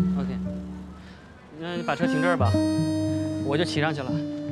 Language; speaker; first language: Chinese; native; Chinese